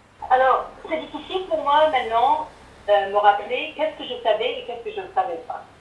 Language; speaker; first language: French; non-native, fluent; Arabic